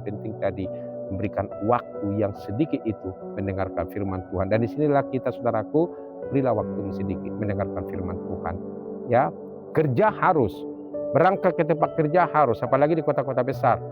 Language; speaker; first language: Indonesian; native; Indonesian